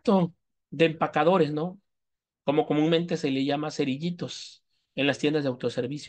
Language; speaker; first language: Spanish; native; Spanish